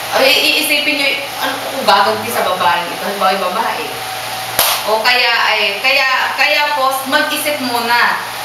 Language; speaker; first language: Filipino; native; Filipino